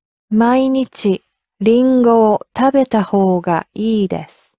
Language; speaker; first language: Japanese; non-native, learner; English